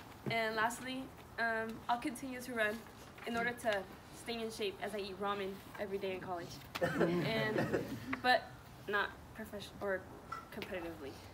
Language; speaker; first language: English; early bilingual, other home language; Spanish